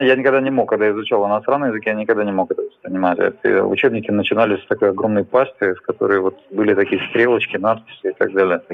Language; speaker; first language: Russian; native; Russian